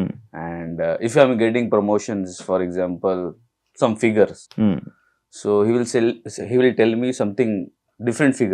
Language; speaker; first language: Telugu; non-native, learner; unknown